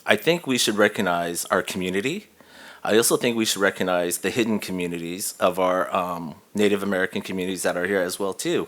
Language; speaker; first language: English; native; English